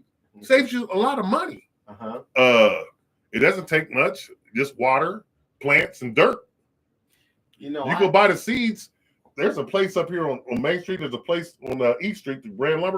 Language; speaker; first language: English; native; English